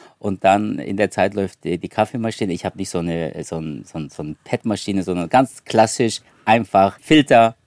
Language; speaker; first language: German; early bilingual, other home language; Turkish